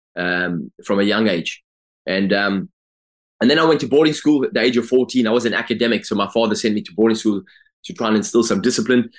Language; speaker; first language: English; native; English